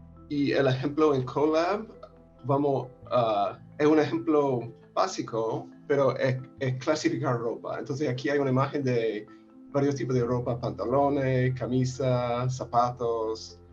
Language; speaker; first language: Spanish; non-native, fluent; English